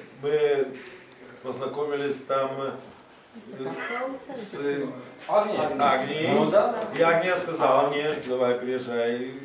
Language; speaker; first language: Russian; non-native, fluent; Lithuanian